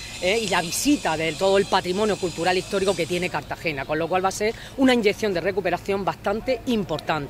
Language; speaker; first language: Spanish; native; Spanish